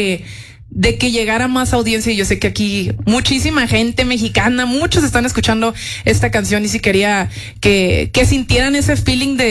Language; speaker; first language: Spanish; native; Spanish